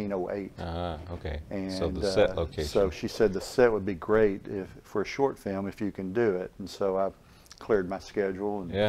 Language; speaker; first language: English; native; English